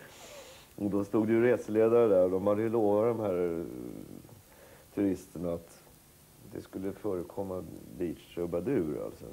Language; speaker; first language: Swedish; native; Swedish